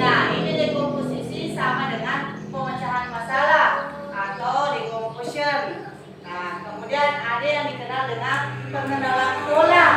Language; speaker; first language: Indonesian; native; Indonesian